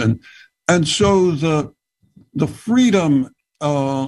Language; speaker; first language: English; native; English